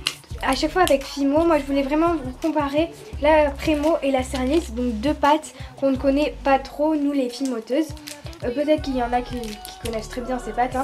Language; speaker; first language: French; native; French